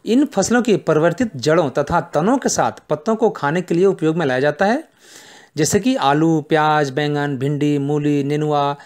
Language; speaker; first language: Hindi; native; Hindi